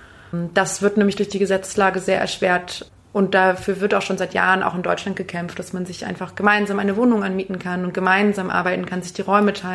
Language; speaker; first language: German; native; German